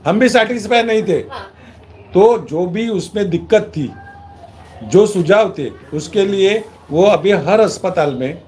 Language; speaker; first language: Hindi; non-native, local second language; Marathi